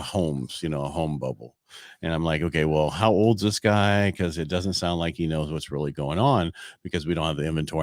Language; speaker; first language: English; native; English